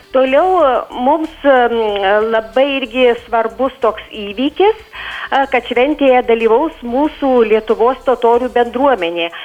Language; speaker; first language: Lithuanian; native; Lithuanian